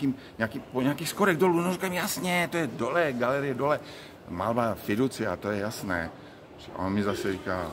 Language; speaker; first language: Czech; native; Czech